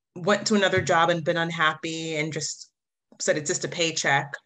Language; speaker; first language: English; native; English